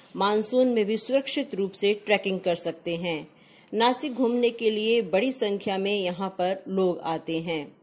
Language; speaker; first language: Hindi; non-native, local second language; Marathi